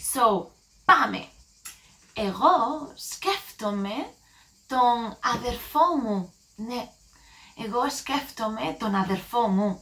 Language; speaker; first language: Greek; non-native, learner; English